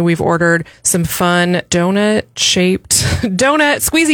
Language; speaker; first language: English; native; English